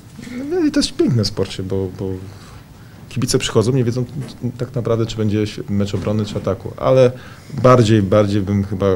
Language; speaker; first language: Polish; native; Polish